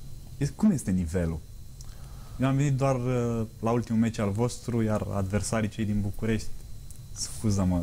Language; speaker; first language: Romanian; native; Romanian